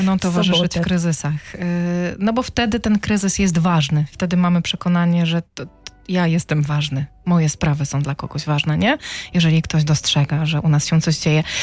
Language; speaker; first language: Polish; native; Polish